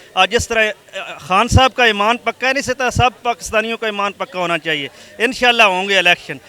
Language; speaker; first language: Urdu; non-native, local second language; Punjabi